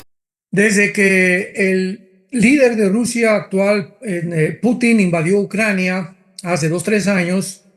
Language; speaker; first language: Spanish; native; Spanish